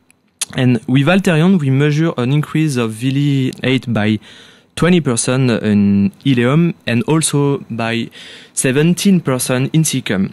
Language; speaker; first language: English; non-native, fluent; French